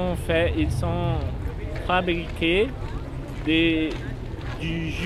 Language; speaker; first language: French; non-native, learner; Portuguese